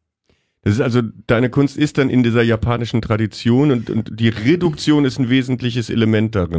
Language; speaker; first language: German; native; German